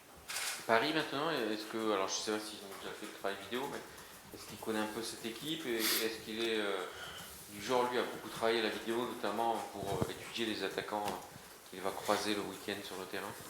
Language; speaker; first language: French; native; French